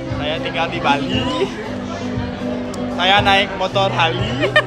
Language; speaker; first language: Indonesian; non-native, learner; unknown